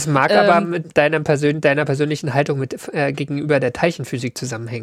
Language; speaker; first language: German; native; German